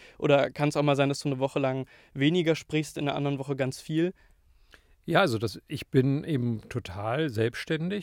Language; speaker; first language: German; native; German